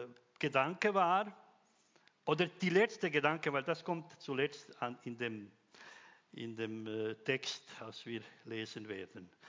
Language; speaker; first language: German; non-native, fluent; Croatian